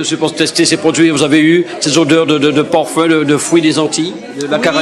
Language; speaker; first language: French; native; French